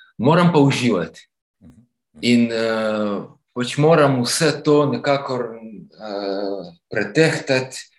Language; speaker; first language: Slovenian; non-native, fluent; Ukrainian